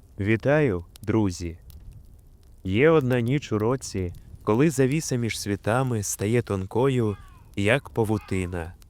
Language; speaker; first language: Ukrainian; native; Ukrainian